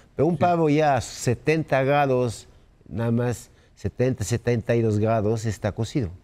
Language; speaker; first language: Spanish; non-native, fluent; French